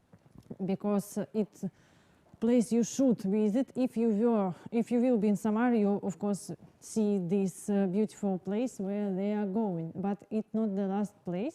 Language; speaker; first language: English; non-native, learner; Russian